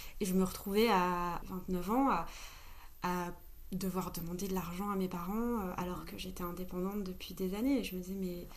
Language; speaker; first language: French; native; French